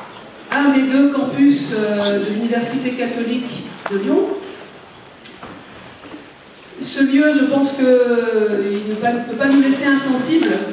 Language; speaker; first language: French; native; French